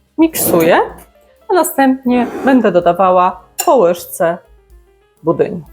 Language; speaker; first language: Polish; native; Polish